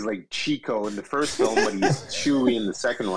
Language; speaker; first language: English; non-native, fluent; French